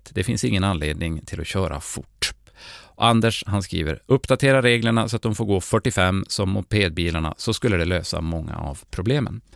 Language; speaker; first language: Swedish; native; Swedish